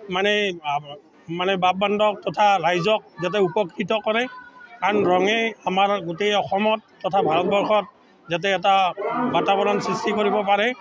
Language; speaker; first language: Assamese; native; Assamese